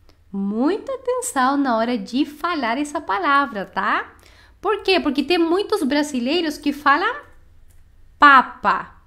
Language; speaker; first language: Portuguese; non-native, fluent; Spanish